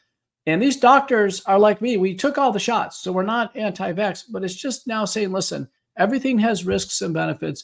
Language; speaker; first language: English; native; English